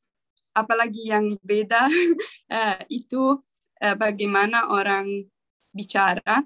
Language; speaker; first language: Indonesian; non-native, learner; Italian